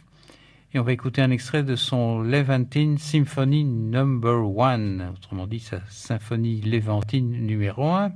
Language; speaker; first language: French; native; French